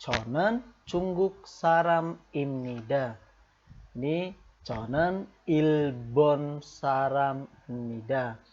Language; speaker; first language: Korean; non-native, learner; Indonesian